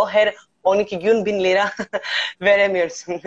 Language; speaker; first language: Turkish; non-native, learner; Greek